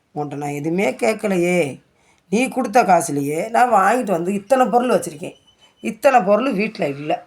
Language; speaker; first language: Tamil; native; Tamil